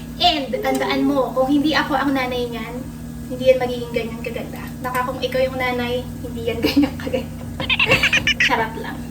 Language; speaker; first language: Filipino; native; Filipino